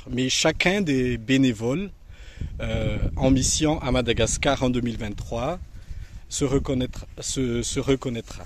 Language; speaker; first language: French; non-native, local second language; Malagasy